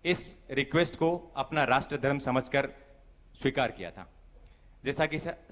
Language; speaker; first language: Hindi; native; Hindi